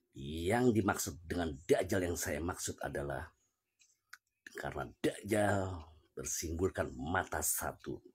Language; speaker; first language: Indonesian; native; Indonesian